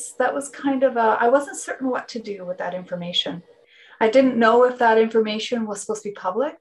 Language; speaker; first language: English; non-native, fluent; Finnish